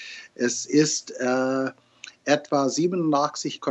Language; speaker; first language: German; non-native, fluent; English